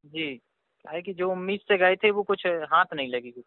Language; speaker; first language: Hindi; native; Hindi